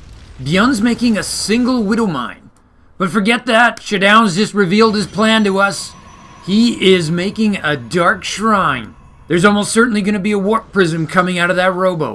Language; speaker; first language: English; native; English